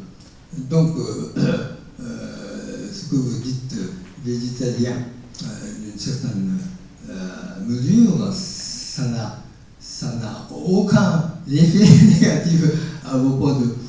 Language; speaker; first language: French; non-native, fluent; Japanese